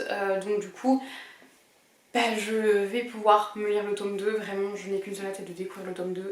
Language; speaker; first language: French; native; French